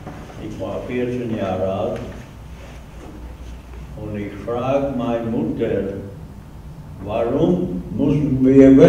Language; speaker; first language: German; non-native, learner; Hungarian